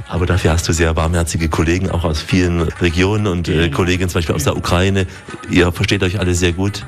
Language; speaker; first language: German; native; German